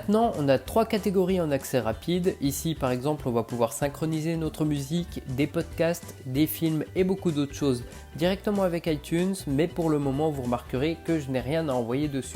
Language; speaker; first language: French; native; French